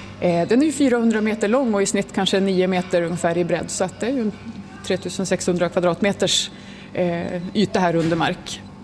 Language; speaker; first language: Swedish; native; Swedish